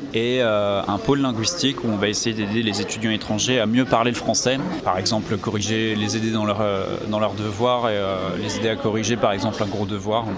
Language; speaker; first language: French; native; French